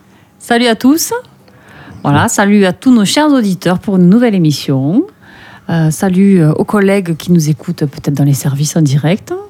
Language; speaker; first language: French; native; French